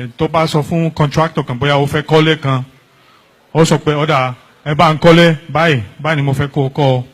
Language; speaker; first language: Yoruba; non-native, fluent; Spanish